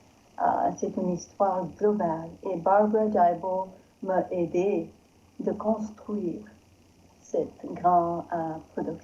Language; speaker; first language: French; non-native, learner; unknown